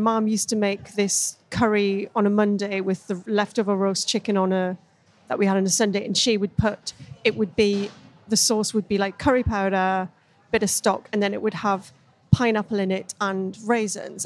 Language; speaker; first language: English; native; English